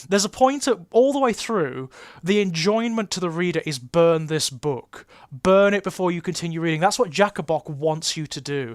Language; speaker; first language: English; native; English